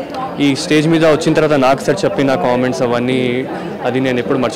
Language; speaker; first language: Telugu; non-native, local second language; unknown